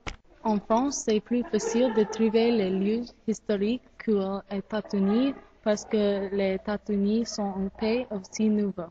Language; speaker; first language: French; non-native, learner; English